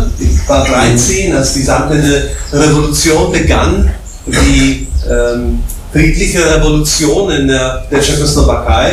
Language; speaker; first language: German; non-native, fluent; Slovak